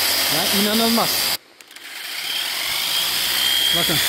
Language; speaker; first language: Turkish; native; Turkish